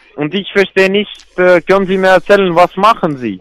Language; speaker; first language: German; non-native, learner; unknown